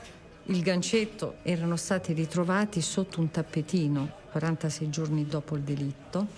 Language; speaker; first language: Italian; native; Italian